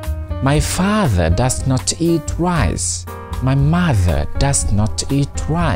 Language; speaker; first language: English; non-native, fluent; Indonesian